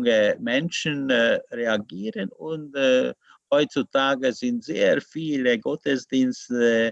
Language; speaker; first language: German; non-native, learner; Hungarian